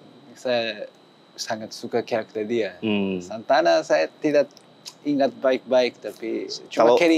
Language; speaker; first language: Indonesian; non-native, learner; Japanese